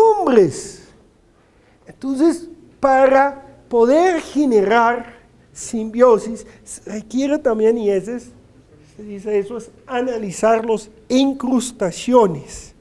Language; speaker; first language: Spanish; non-native, fluent; Dutch